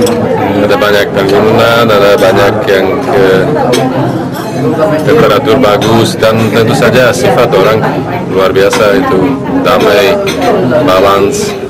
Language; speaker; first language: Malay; non-native, fluent; Slovak